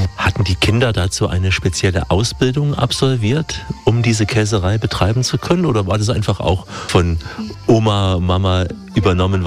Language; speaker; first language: German; native; German